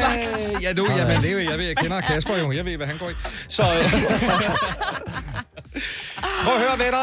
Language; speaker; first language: Danish; native; Danish